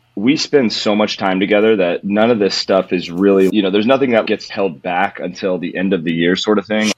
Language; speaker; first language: English; native; English